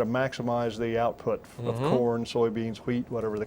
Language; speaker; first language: English; native; English